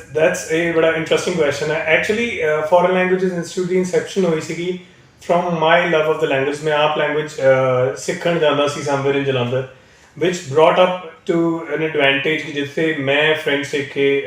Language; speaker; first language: Hindi; non-native, local second language; Punjabi